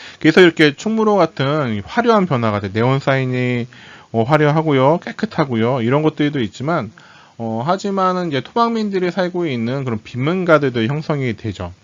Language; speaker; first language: Korean; native; Korean